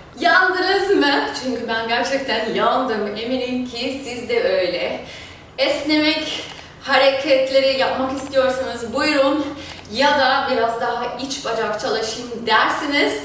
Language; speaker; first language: Turkish; non-native, fluent; German